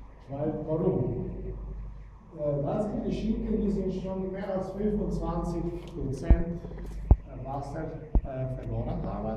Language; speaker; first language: German; non-native, fluent; Slovenian